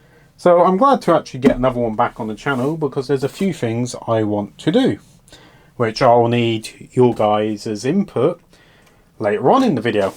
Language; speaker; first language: English; native; English